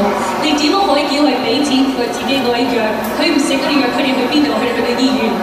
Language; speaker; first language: Cantonese; early bilingual, heritage; English